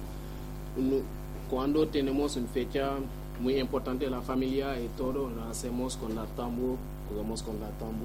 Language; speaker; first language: Spanish; non-native, learner; Wolof